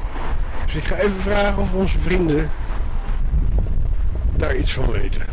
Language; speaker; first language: Dutch; native; Dutch